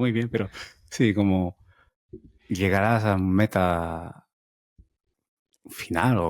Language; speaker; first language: Spanish; non-native, fluent; Japanese